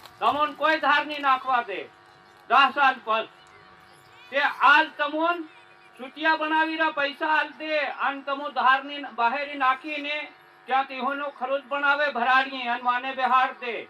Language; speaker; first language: Gujarati; non-native, local second language; Bhili